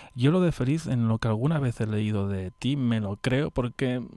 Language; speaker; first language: Spanish; non-native, local second language; Catalan